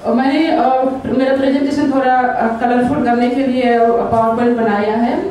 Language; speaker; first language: Hindi; non-native, local second language; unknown